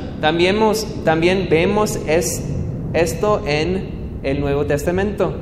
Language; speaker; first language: Spanish; non-native, learner; English